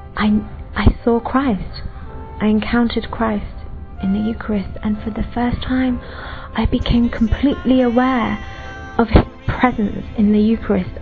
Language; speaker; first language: English; native; English